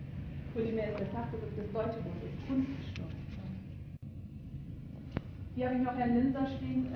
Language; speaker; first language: German; native; German